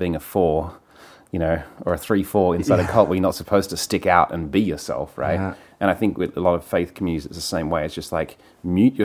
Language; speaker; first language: English; native; English